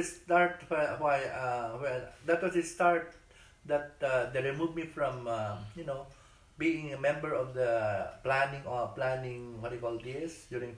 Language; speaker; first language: English; non-native, local second language; Iloko